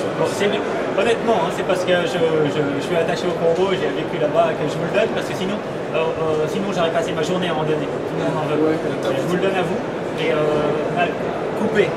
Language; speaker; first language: French; native; French